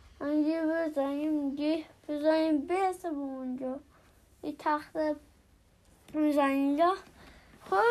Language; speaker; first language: Persian; early bilingual, heritage; Persian